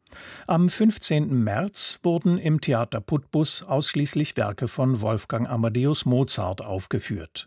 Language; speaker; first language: German; native; German